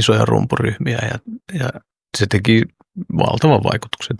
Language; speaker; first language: Finnish; early bilingual, other home language; Oromo